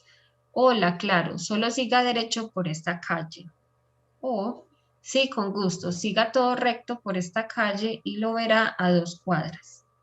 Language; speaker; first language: Spanish; non-native, fluent; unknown